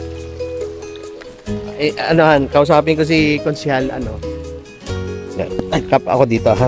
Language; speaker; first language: Filipino; native; Filipino